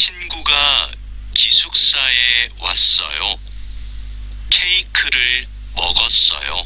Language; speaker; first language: Korean; non-native, learner; Bangla